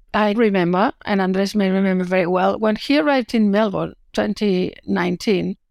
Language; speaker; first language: English; non-native, fluent; Catalan